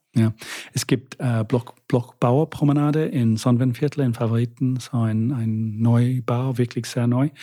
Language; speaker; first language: German; non-native, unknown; English